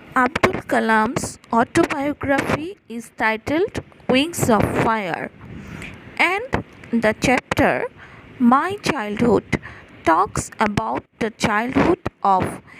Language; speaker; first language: English; non-native, local second language; Assamese